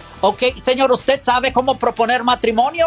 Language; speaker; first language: Spanish; non-native, learner; English